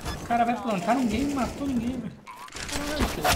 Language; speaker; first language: Portuguese; native; Portuguese